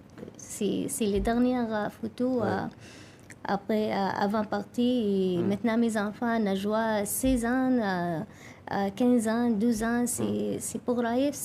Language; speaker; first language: French; non-native, learner; Arabic